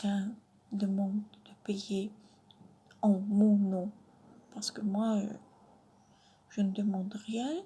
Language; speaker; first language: French; non-native, fluent; Russian